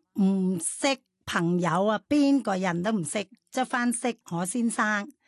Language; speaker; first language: Cantonese; non-native, fluent; Thai